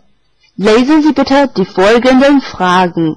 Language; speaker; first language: German; non-native, fluent; Chinese